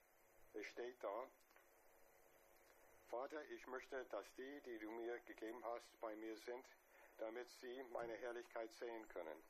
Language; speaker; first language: German; non-native, fluent; English